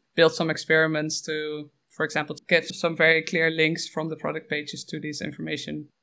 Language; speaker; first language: English; non-native, fluent; Dutch